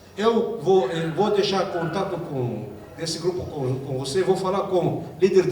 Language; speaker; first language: Portuguese; non-native, fluent; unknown